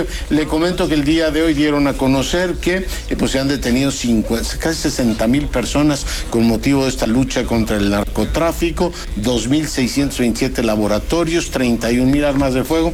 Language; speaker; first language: Spanish; native; Spanish